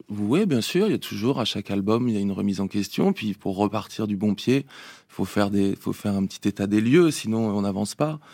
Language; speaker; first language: French; native; French